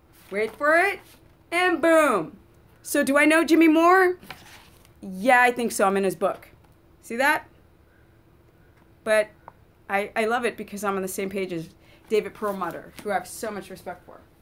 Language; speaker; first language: English; native; English